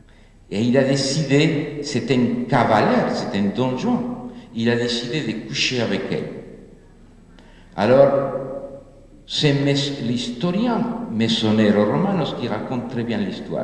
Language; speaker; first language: French; non-native, fluent; Spanish